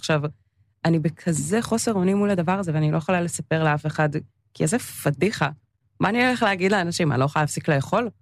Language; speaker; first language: Hebrew; early bilingual, other home language; English